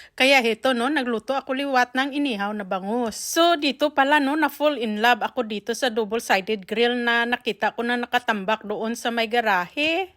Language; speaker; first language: Filipino; non-native, local second language; Hiligaynon